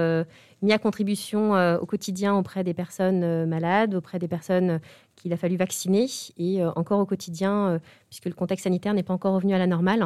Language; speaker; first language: French; native; French